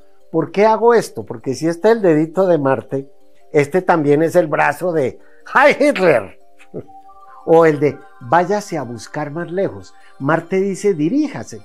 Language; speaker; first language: Spanish; native; Spanish